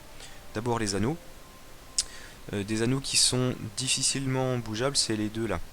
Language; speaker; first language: French; native; French